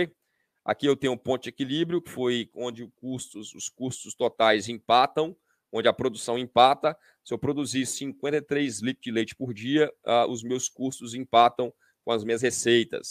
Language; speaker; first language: Portuguese; native; Portuguese